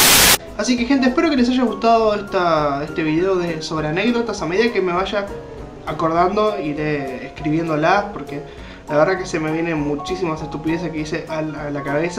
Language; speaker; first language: Spanish; native; Spanish